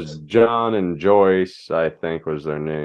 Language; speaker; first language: English; native; English